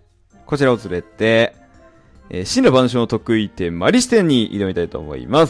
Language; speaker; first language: Japanese; native; Japanese